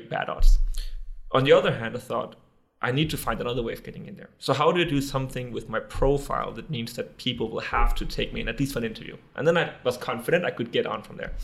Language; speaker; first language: English; non-native, fluent; Danish